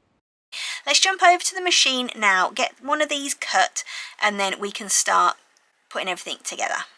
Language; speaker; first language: English; native; English